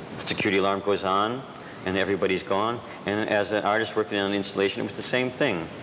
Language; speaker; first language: English; native; English